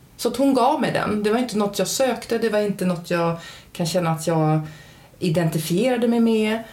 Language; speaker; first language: Swedish; early bilingual, heritage; Swedish